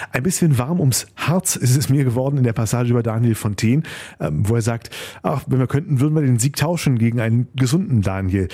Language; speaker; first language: German; native; German